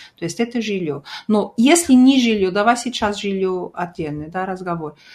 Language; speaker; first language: Russian; early bilingual, heritage; Russian